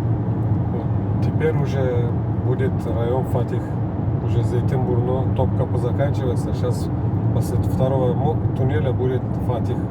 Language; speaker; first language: Russian; non-native, local second language; Kyrgyz